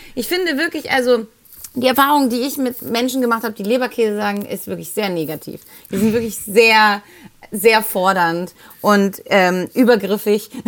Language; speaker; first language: German; early bilingual, other home language; Spanish